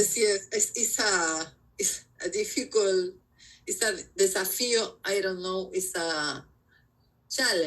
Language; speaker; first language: English; non-native, learner; Spanish